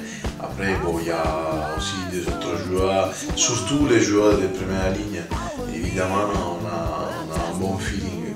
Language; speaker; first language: French; non-native, fluent; Italian